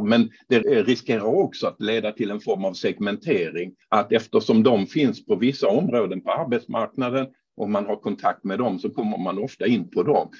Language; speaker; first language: Swedish; non-native, fluent; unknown